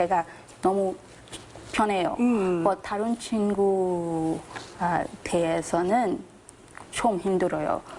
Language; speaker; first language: Korean; non-native, learner; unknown